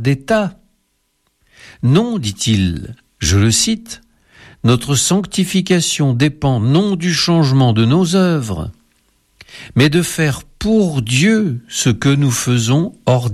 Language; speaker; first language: French; native; French